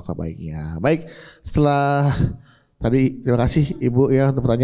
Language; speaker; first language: Indonesian; native; Indonesian